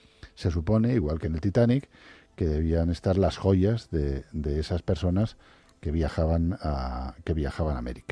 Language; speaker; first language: Spanish; native; Spanish